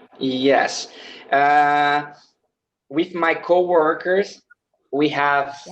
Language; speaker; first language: English; non-native, learner; Portuguese